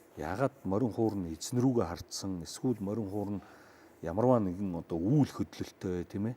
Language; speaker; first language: Mongolian; native; Mongolian